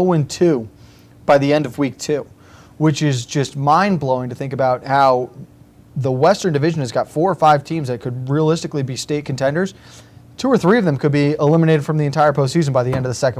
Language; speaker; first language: English; native; English